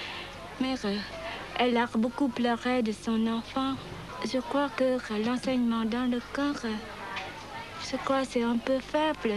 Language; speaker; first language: French; non-native, learner; Khmer